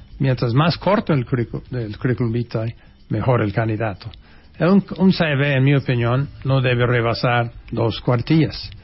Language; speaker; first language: Spanish; non-native, fluent; English